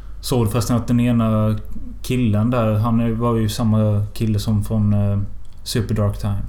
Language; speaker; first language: Swedish; native; Swedish